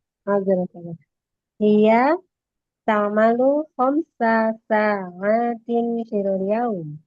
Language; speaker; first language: Arabic; non-native, learner; Indonesian